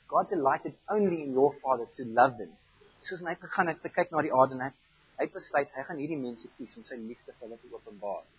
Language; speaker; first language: Afrikaans; non-native, fluent; German